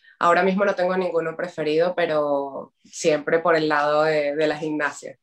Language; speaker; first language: Spanish; native; Spanish